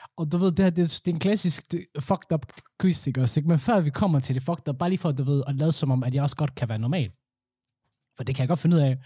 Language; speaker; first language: Danish; early bilingual, other home language; Somali